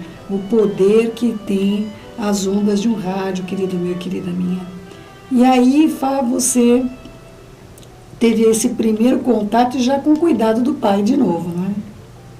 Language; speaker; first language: Portuguese; native; Portuguese